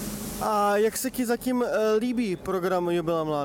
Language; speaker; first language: Czech; native; Czech